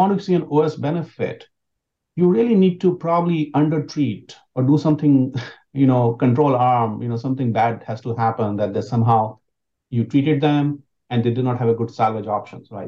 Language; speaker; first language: English; non-native, local second language; Hindi